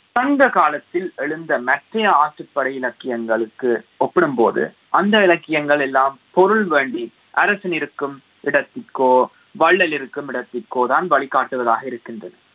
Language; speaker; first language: Tamil; early bilingual, heritage; Tamil